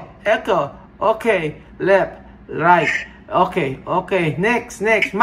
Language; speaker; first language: Spanish; non-native, learner; Filipino